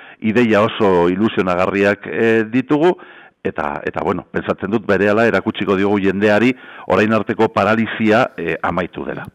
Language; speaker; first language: Basque; native; Basque